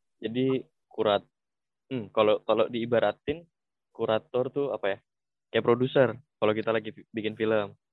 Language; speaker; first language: Indonesian; native; Indonesian